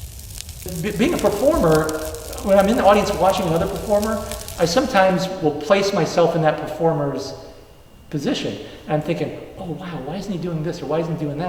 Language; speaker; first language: English; native; English